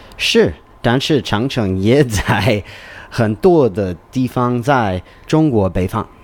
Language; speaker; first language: Chinese; non-native, learner; English